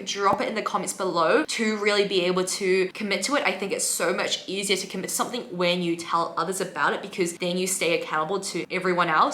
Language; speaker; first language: English; native; English